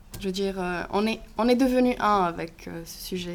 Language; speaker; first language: French; non-native, fluent; Greek